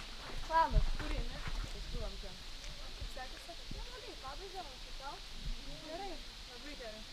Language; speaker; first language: Lithuanian; native; Lithuanian